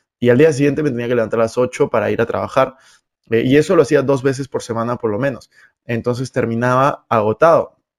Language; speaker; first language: Spanish; native; Spanish